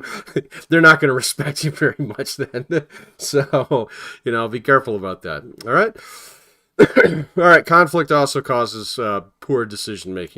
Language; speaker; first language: English; native; English